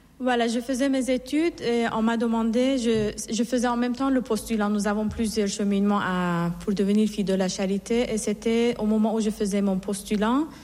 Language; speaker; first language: French; non-native, fluent; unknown